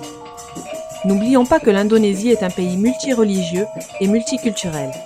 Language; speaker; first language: French; native; French